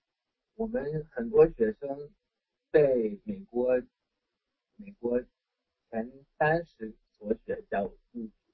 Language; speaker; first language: Chinese; non-native, fluent; English